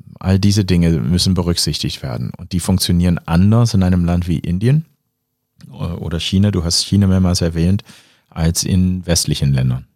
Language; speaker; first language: German; non-native, fluent; English